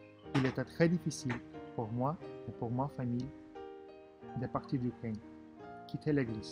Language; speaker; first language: French; non-native, fluent; Russian